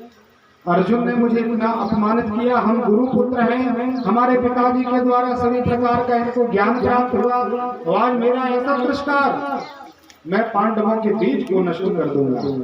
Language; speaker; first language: Hindi; native; Hindi